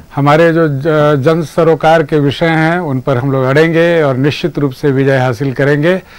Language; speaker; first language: Hindi; native; Hindi